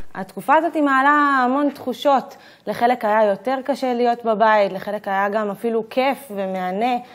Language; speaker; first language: Hebrew; native; Hebrew